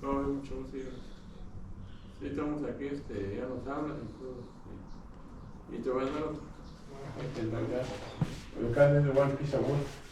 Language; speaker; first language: Spanish; native; Spanish